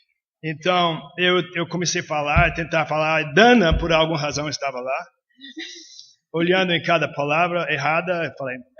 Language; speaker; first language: Portuguese; non-native, fluent; English